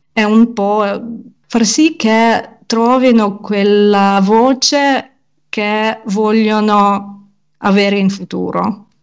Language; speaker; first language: Italian; non-native, fluent; Ukrainian